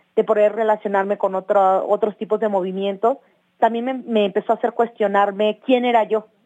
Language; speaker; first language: Spanish; native; Spanish